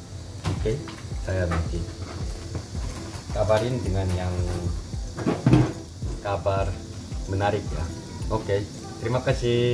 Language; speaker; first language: Indonesian; non-native, learner; Korean